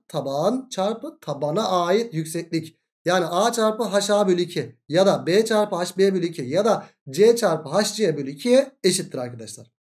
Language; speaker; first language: Turkish; native; Turkish